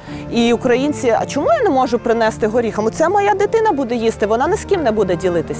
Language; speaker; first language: Ukrainian; native; Ukrainian